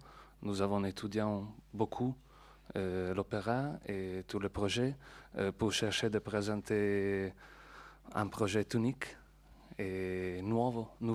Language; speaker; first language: French; non-native, learner; Italian